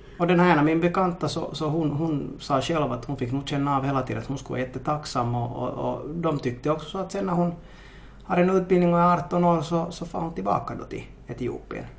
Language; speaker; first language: Swedish; native; Swedish